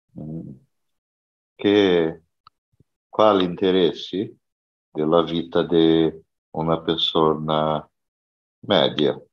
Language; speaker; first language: Italian; non-native, learner; Portuguese